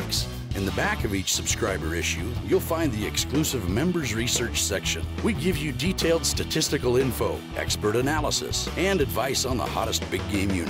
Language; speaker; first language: English; native; English